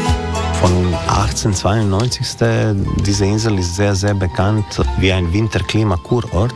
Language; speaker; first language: German; non-native, learner; Croatian